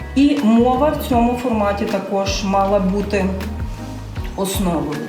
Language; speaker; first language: Ukrainian; non-native, local second language; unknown